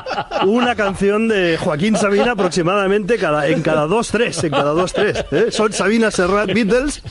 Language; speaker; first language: Spanish; native; Spanish